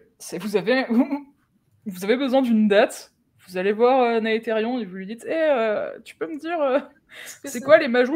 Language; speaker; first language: French; native; French